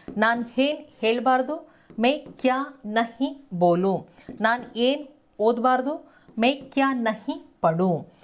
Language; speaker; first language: Kannada; native; Kannada